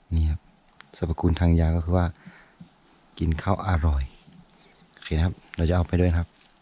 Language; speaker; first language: Thai; non-native, local second language; Karen languages